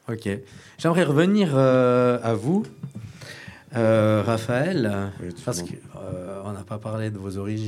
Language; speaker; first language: French; native; French